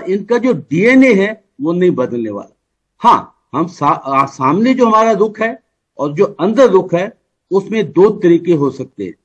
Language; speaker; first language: Hindi; native; Hindi